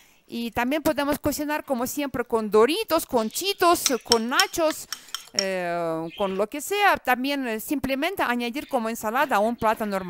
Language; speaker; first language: Spanish; non-native, fluent; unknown